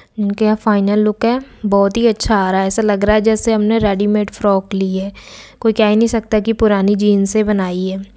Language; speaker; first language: Hindi; non-native, local second language; Punjabi